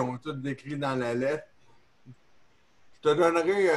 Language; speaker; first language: French; native; French